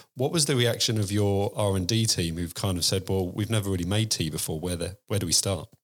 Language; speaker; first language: English; native; English